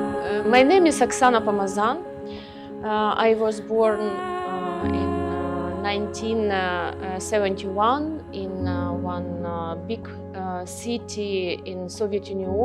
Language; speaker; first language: English; non-native, learner; Russian